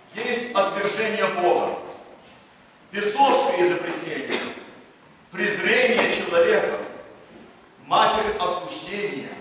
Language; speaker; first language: Russian; early bilingual, heritage; Russian